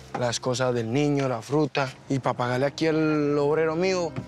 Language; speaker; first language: Spanish; native; Spanish